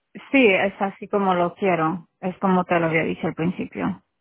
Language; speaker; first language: Spanish; native; Spanish